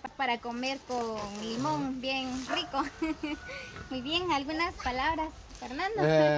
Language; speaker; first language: Spanish; native; Spanish